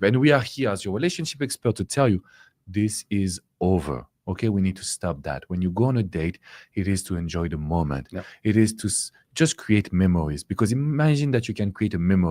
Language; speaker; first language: English; non-native, fluent; French